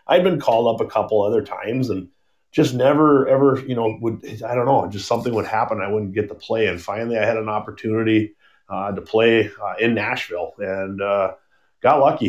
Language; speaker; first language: English; native; English